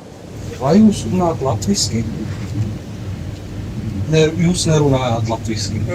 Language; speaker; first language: Latvian; non-native, learner; Czech